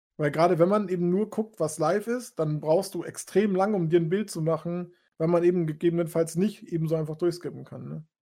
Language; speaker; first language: German; native; German